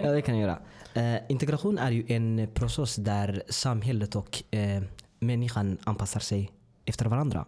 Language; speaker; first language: Swedish; non-native, fluent; Tigrinya